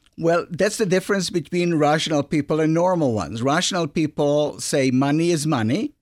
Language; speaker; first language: English; non-native, fluent; Hebrew